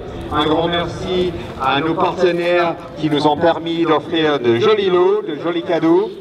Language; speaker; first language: French; native; French